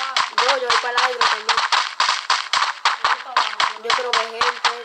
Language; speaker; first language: Spanish; native; Spanish